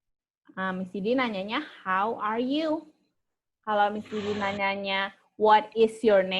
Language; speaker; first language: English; non-native, fluent; Indonesian